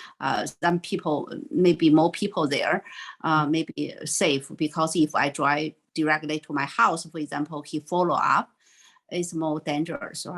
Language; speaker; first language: English; non-native, learner; Chinese